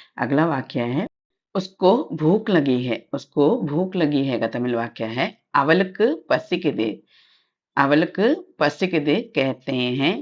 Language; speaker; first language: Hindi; non-native, local second language; Tamil